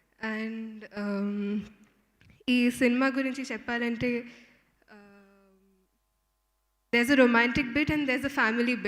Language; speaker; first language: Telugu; non-native, fluent; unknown